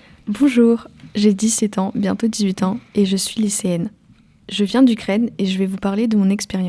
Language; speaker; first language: French; early bilingual, other home language; Ukrainian